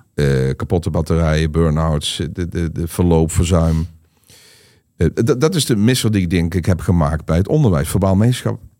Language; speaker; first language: Dutch; native; Dutch